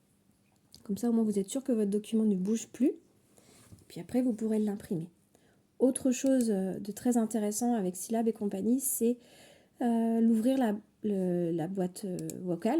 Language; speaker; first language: French; native; French